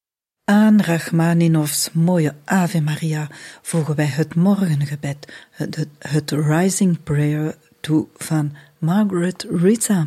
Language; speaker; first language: Dutch; native; Dutch